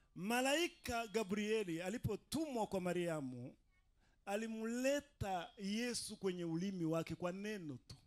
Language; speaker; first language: Swahili; non-native, local second language; Rundi